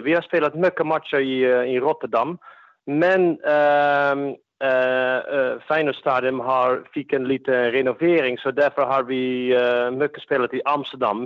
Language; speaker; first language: Swedish; non-native, fluent; Dutch